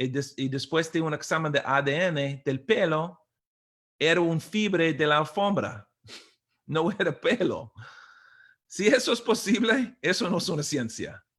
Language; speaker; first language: Spanish; non-native, fluent; English